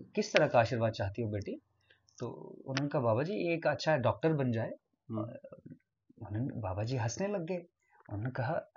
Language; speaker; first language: Hindi; non-native, local second language; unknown